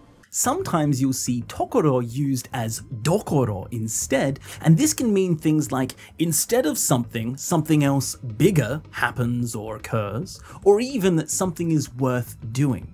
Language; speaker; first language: English; native; English